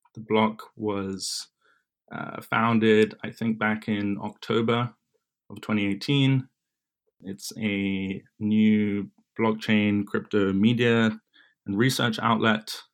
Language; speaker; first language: English; native; English